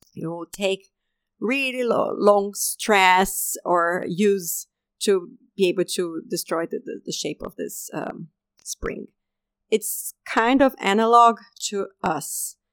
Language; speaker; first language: English; non-native, fluent; Portuguese